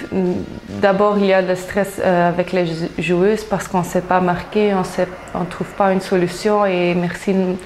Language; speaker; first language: French; non-native, local second language; Dutch